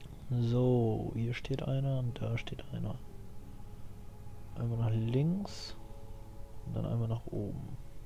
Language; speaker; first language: German; native; German